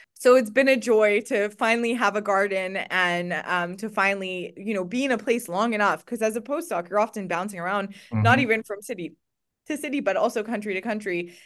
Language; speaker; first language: English; native; English